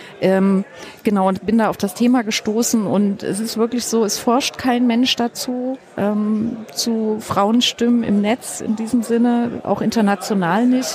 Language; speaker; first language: German; native; German